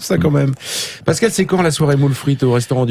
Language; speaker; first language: French; native; French